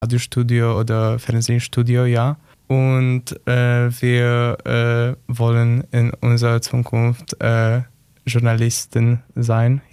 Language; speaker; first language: German; non-native, learner; Polish